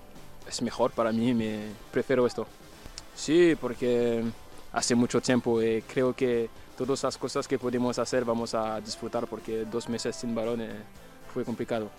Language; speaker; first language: Spanish; non-native, fluent; French